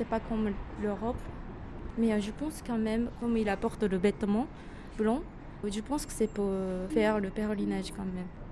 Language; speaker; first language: French; non-native, fluent; Japanese